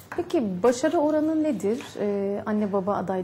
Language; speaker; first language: Turkish; native; Turkish